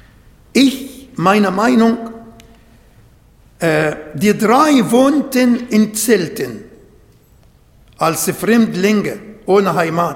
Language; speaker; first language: German; non-native, learner; Arabic